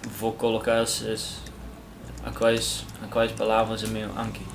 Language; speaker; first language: Portuguese; non-native, learner; Dutch